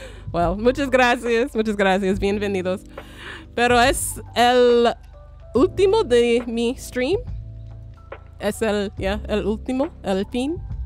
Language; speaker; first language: Spanish; non-native, learner; English